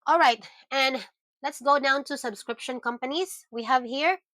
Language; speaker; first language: English; non-native, local second language; Filipino